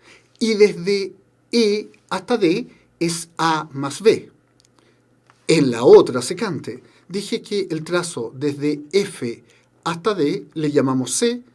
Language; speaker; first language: Spanish; native; Spanish